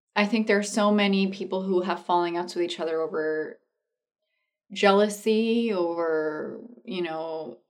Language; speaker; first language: English; non-native, fluent; Spanish